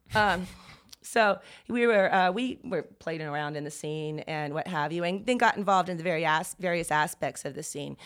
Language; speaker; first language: English; native; English